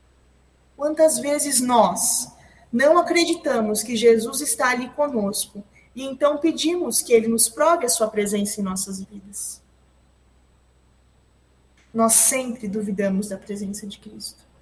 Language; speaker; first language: Portuguese; native; Portuguese